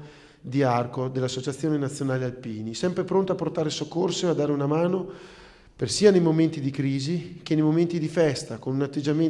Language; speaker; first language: Italian; native; Italian